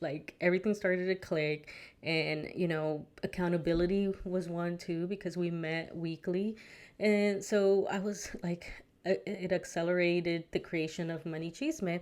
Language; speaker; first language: English; early bilingual, other home language; Spanish